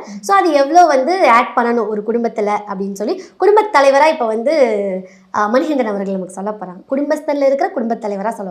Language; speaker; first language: Tamil; native; Tamil